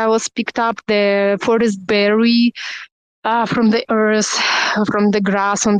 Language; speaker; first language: English; non-native, learner; Russian